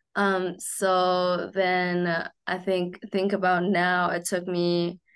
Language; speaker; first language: English; non-native, fluent; Chinese